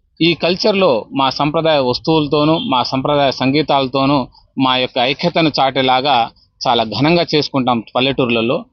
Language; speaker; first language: Telugu; non-native, local second language; Lambadi